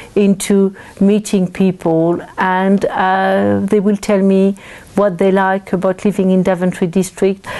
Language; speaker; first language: English; non-native, fluent; French